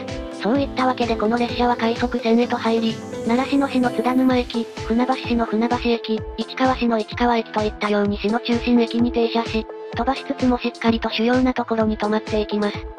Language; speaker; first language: Japanese; native; Japanese